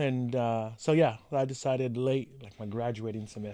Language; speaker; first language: English; non-native, local second language; Yoruba